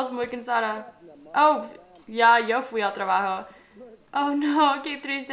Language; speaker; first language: Spanish; non-native, learner; English